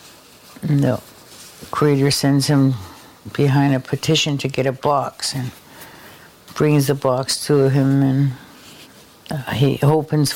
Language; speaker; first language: English; non-native, fluent; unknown